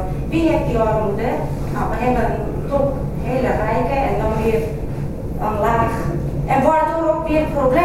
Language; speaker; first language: Dutch; non-native, fluent; Kurdish